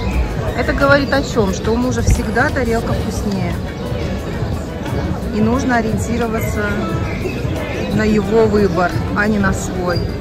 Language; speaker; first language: Russian; native; Russian